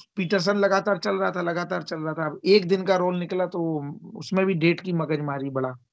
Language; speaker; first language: Hindi; native; Hindi